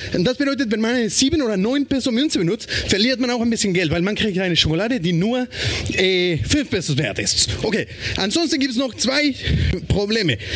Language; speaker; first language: German; non-native, fluent; Spanish